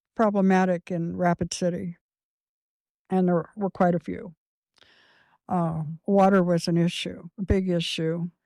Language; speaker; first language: English; native; English